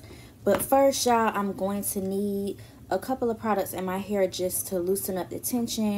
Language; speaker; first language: English; native; English